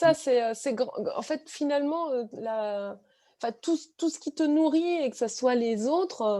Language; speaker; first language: French; native; French